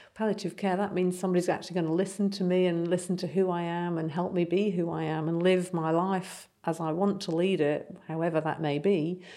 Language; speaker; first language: English; native; English